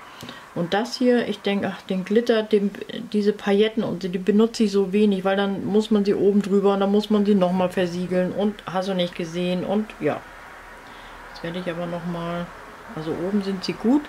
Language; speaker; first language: German; native; German